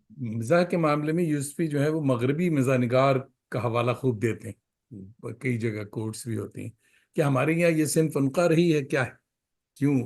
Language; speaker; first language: Urdu; native; Urdu